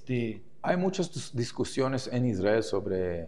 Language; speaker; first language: Spanish; non-native, fluent; Hebrew